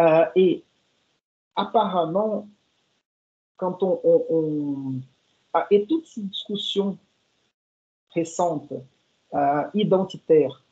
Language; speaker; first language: French; non-native, fluent; Portuguese